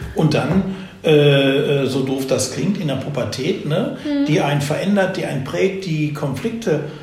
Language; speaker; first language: German; native; German